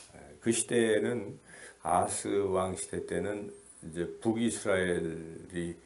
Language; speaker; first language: Korean; native; Korean